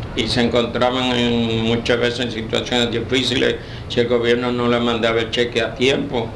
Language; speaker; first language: Spanish; native; Spanish